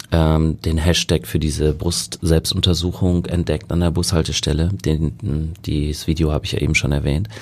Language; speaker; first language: German; native; German